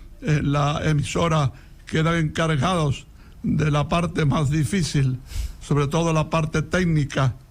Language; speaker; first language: Spanish; native; Spanish